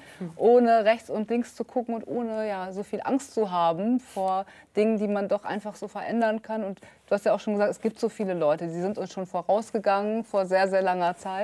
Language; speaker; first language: German; native; German